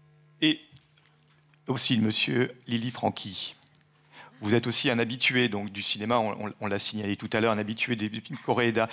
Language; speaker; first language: French; native; French